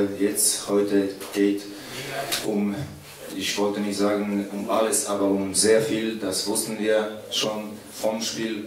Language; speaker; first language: German; non-native, fluent; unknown